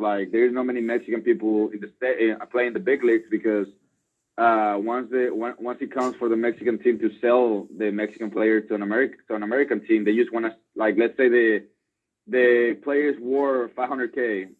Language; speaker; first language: English; non-native, fluent; Spanish